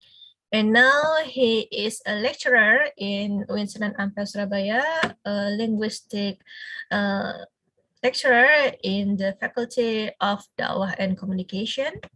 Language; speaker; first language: English; non-native, fluent; Indonesian